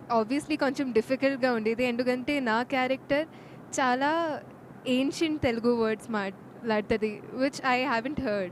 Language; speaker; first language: Telugu; non-native, fluent; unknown